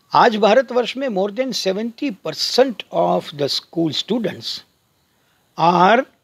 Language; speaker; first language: Hindi; non-native, local second language; Gujarati